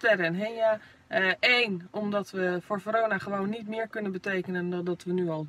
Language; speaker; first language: Dutch; native; Dutch